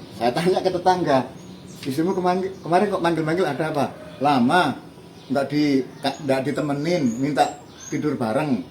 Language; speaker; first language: Indonesian; native; Indonesian